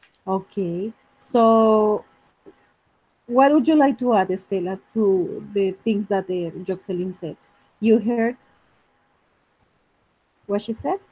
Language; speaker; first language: English; non-native, fluent; Spanish